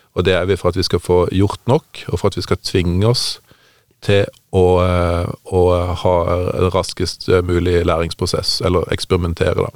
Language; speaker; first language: Norwegian; native; Norwegian